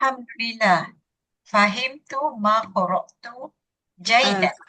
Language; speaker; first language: Arabic; non-native, learner; Malay